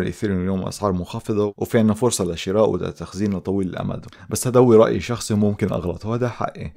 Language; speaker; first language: Arabic; native; Arabic